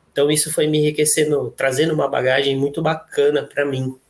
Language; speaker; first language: Portuguese; native; Portuguese